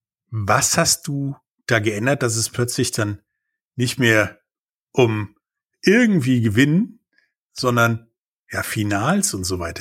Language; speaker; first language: German; native; German